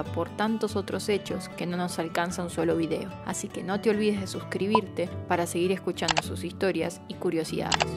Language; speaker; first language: Spanish; native; Spanish